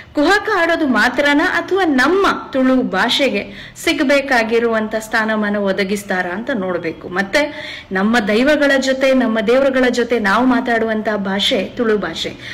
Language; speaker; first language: Kannada; non-native, local second language; Tulu